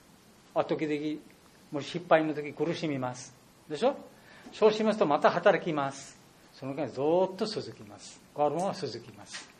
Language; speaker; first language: Japanese; non-native, learner; Bangla